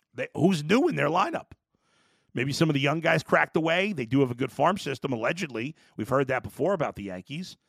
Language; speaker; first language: English; native; English